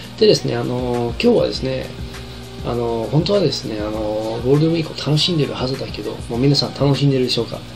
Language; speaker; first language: Japanese; non-native, fluent; English